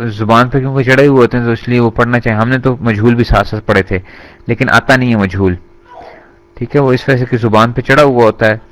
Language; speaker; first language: Urdu; native; Urdu